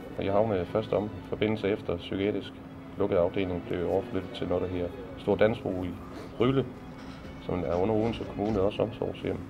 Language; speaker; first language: Danish; native; Danish